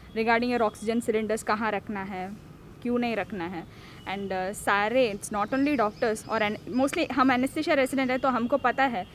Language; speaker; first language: Hindi; non-native, local second language; Telugu